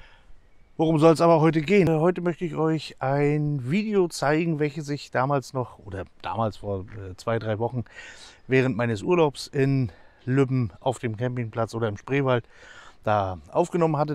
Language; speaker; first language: German; native; German